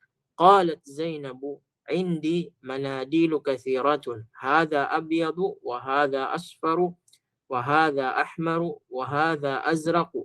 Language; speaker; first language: Arabic; non-native, fluent; Filipino